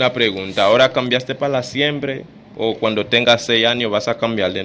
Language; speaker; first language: Spanish; non-native, fluent; Haitian Creole